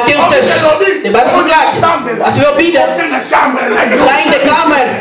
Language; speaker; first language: Dutch; non-native, learner; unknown